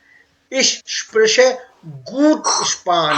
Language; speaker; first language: German; non-native, learner; Hindi